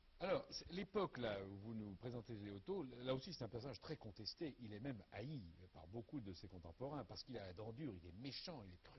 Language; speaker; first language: French; native; French